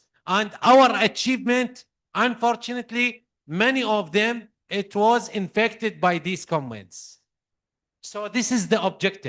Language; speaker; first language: English; non-native, fluent; Arabic